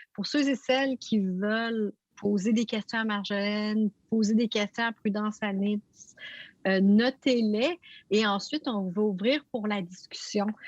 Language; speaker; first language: French; native; French